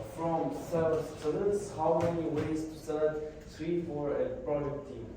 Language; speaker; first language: English; non-native, learner; Kazakh